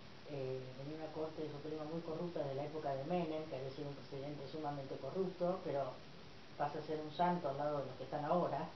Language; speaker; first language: Spanish; native; Spanish